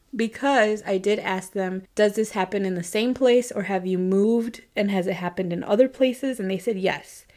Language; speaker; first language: English; native; English